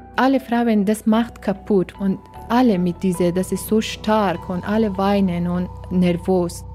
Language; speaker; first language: German; non-native, learner; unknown